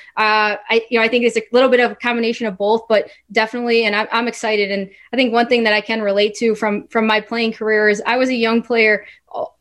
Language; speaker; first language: English; native; English